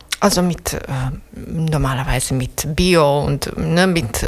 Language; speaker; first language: German; non-native, fluent; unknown